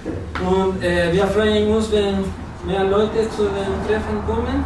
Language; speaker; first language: German; non-native, fluent; Spanish